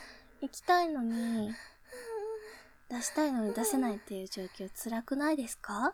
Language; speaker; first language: Japanese; native; Japanese